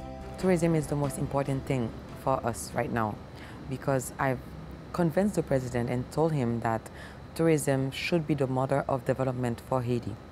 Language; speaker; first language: English; non-native, local second language; Haitian Creole